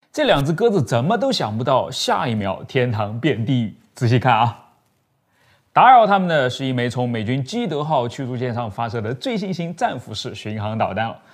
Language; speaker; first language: Chinese; native; Chinese